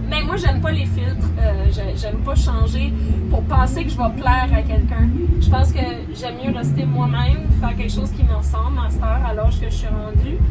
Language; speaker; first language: French; native; French